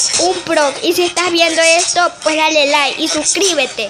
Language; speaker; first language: Spanish; native; Spanish